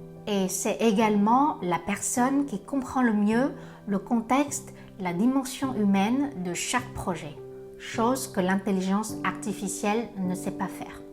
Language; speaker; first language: French; non-native, fluent; Vietnamese